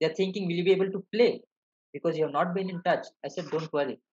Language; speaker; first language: English; non-native, local second language; Malayalam